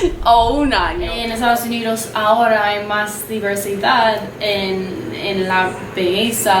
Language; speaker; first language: Spanish; non-native, learner; English